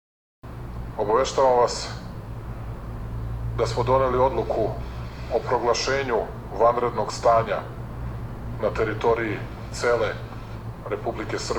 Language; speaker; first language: Bosnian; native; Bosnian